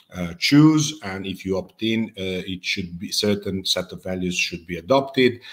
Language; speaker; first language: English; non-native, fluent; Serbian